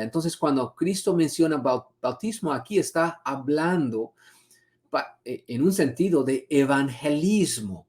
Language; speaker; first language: Spanish; non-native, fluent; English